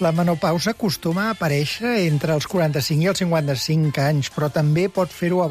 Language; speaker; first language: Catalan; native; Catalan